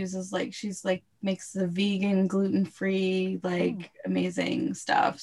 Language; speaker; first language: English; native; English